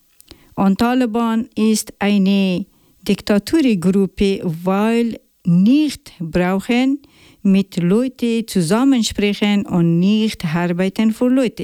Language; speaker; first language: German; non-native, learner; Persian